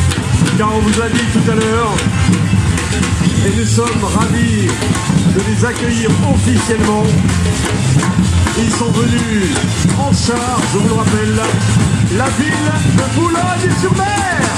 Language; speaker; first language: French; native; French